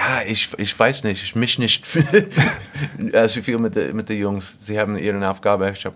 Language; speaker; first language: German; non-native, fluent; English